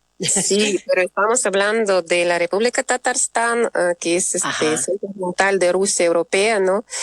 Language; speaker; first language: Spanish; non-native, fluent; Russian